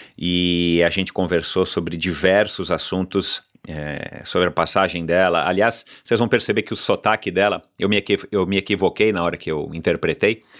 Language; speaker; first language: Portuguese; native; Portuguese